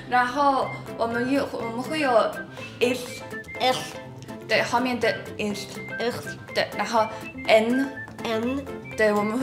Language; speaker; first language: Chinese; non-native, learner; Mongolian